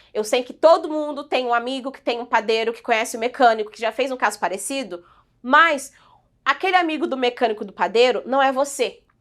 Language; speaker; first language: Portuguese; native; Portuguese